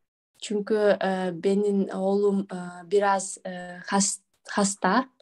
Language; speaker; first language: Turkish; non-native, learner; Kyrgyz